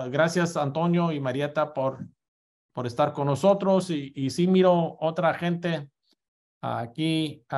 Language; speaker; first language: Spanish; early bilingual, heritage; Spanish